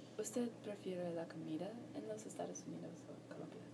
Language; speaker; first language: Spanish; non-native, learner; English